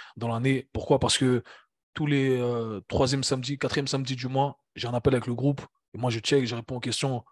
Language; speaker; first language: French; native; French